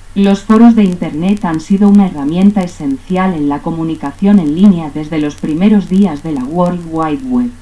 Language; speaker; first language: Spanish; native; Spanish